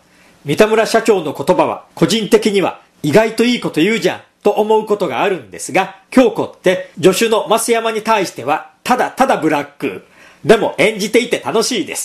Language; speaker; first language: Japanese; native; Japanese